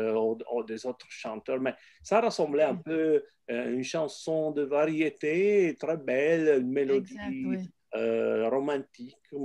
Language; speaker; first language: French; non-native, fluent; Italian